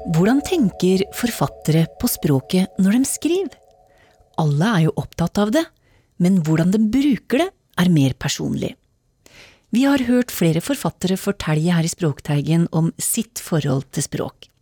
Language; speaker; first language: Norwegian; native; Norwegian